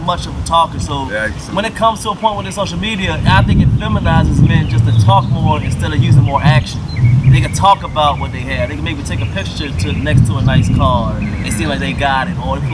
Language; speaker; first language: English; native; English